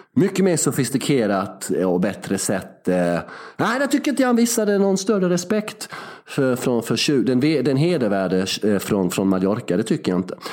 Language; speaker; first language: Swedish; early bilingual, other home language; Bosnian